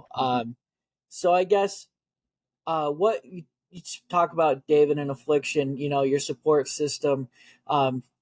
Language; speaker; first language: English; native; English